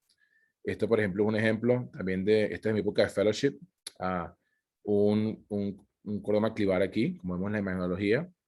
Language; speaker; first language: Spanish; native; Spanish